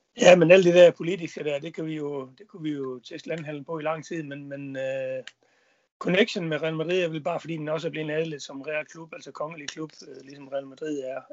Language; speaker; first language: Danish; native; Danish